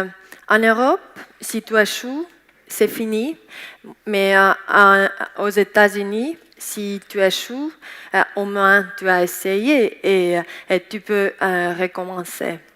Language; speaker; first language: French; non-native, learner; Estonian